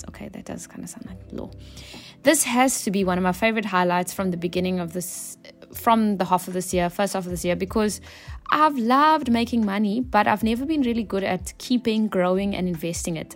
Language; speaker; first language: English; native; English